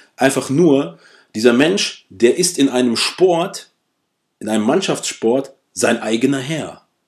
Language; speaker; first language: German; early bilingual, other home language; Russian